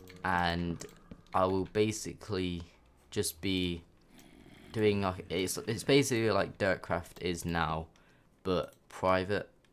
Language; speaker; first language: English; native; English